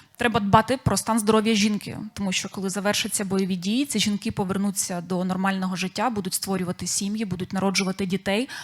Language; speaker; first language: Ukrainian; native; Ukrainian